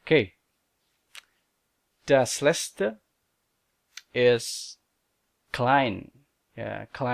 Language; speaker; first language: German; non-native, learner; Indonesian